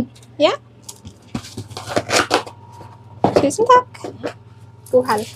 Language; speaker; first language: Norwegian; non-native, learner; Thai